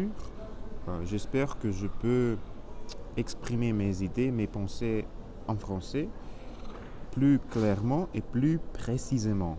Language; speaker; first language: French; non-native, learner; Spanish